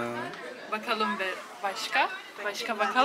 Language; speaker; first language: Turkish; non-native, fluent; Bosnian